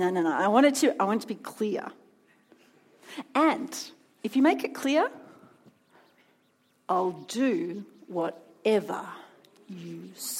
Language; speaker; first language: English; native; English